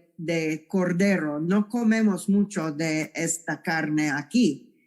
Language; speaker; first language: Spanish; non-native, fluent; English